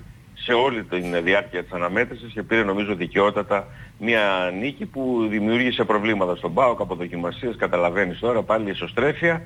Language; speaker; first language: Greek; native; Greek